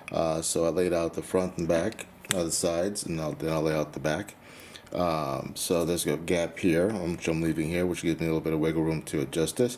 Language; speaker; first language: English; native; English